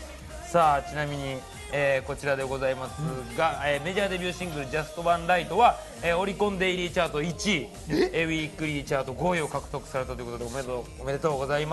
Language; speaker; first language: Japanese; native; Japanese